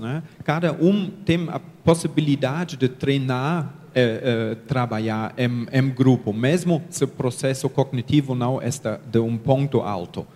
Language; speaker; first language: Portuguese; non-native, learner; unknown